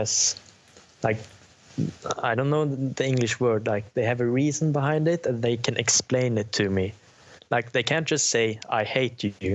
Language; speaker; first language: English; non-native, fluent; Norwegian